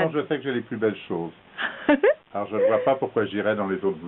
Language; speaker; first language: French; native; French